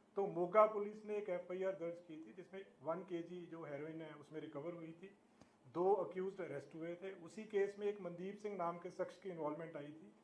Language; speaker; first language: Hindi; non-native, local second language; Punjabi